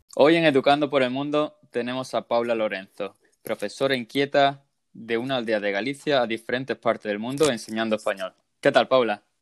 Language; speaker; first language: Spanish; native; Spanish